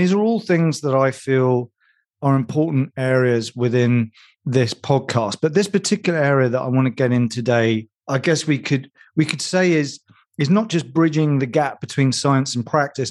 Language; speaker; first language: English; native; English